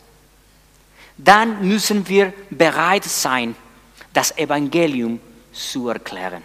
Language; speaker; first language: German; non-native, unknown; Spanish